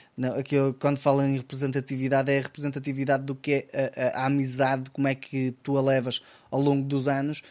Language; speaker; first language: Portuguese; native; Portuguese